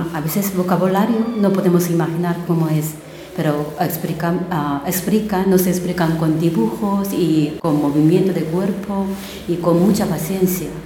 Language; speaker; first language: Spanish; non-native, learner; Korean